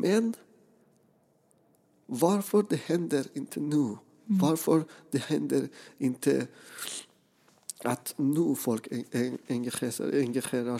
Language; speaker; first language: Swedish; non-native, fluent; Persian